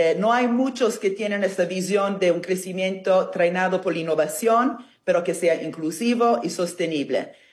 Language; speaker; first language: Spanish; non-native, fluent; Italian